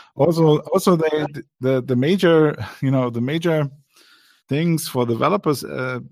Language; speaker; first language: English; non-native, fluent; German